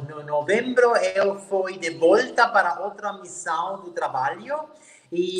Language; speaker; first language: Portuguese; non-native, learner; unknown